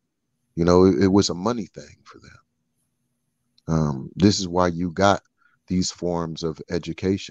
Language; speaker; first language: English; early bilingual, other home language; Filipino